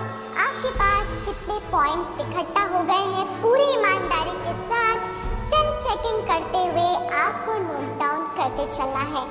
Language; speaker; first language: Hindi; native; Hindi